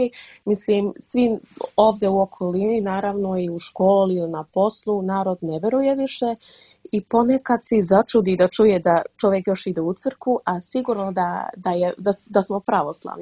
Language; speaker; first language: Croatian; early bilingual, heritage; Dutch